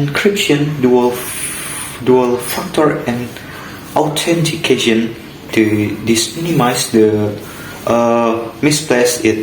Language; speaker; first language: English; non-native, learner; Indonesian